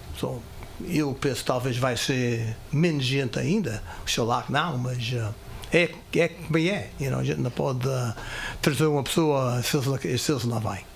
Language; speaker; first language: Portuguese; early bilingual, heritage; Portuguese